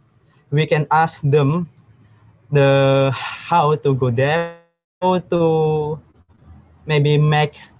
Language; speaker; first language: English; non-native, learner; Indonesian